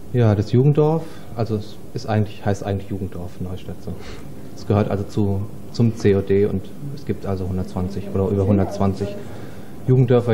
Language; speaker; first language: German; native; German